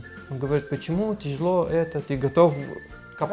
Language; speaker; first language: Russian; non-native, learner; Arabic